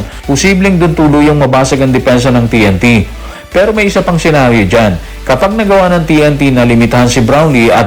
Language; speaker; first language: Filipino; native; Filipino